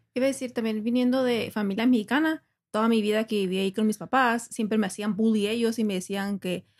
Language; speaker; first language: Spanish; early bilingual, heritage; English